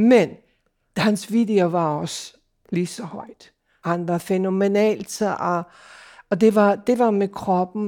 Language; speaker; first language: Danish; non-native, fluent; English